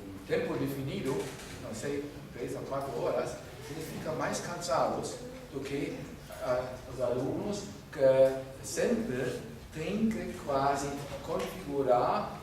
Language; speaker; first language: Portuguese; non-native, fluent; German